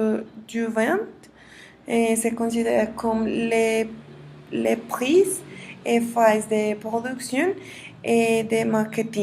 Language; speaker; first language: French; non-native, learner; Spanish